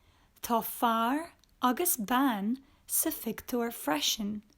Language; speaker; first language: Irish; non-native, local second language; English